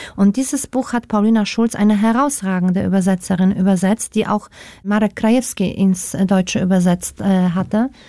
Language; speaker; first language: German; non-native, fluent; Polish